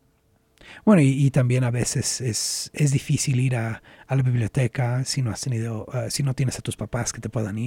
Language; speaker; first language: Spanish; native; Spanish